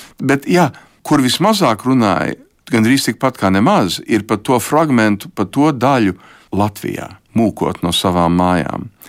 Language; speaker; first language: Latvian; early bilingual, heritage; Latvian